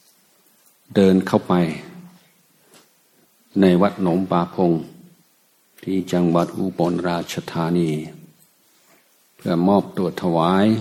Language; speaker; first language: Thai; native; Thai